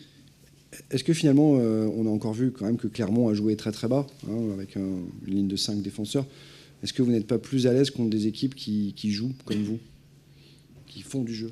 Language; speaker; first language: French; native; French